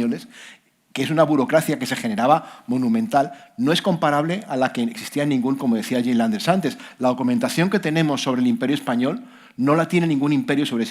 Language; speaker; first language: Spanish; native; Spanish